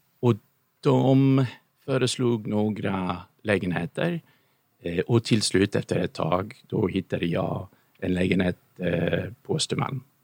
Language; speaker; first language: Swedish; non-native, fluent; English